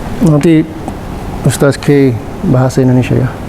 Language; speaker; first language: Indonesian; non-native, learner; English